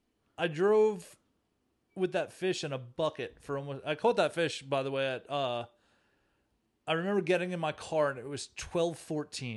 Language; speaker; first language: English; native; English